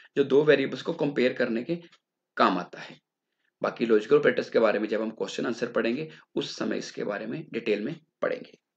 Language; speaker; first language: Hindi; non-native, local second language; Punjabi